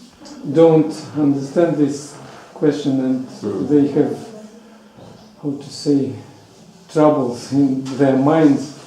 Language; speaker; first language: English; non-native, learner; Russian